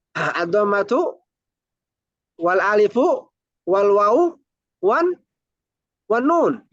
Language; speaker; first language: Arabic; non-native, fluent; Indonesian